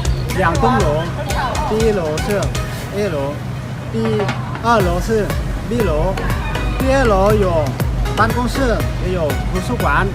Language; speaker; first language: Chinese; non-native, learner; Lao